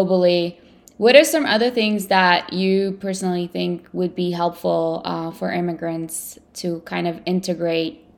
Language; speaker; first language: English; non-native, fluent; Russian